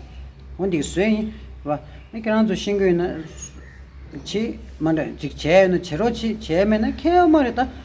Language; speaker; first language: English; non-native, learner; Tibetan